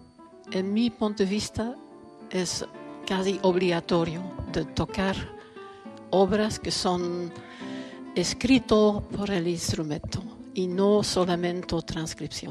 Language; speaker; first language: Spanish; non-native, learner; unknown